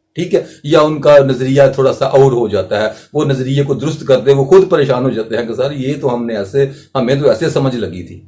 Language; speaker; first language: Urdu; non-native, local second language; Punjabi